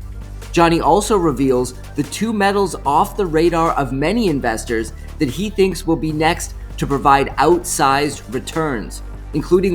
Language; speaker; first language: English; native; English